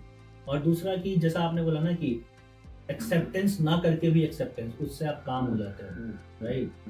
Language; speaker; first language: Hindi; native; Hindi